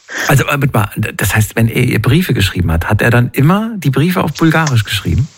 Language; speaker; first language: German; native; German